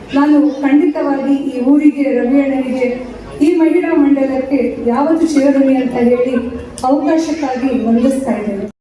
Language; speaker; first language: Kannada; native; Kannada